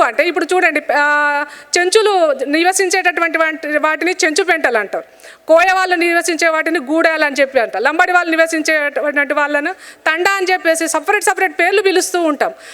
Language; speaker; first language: Telugu; non-native, local second language; Lambadi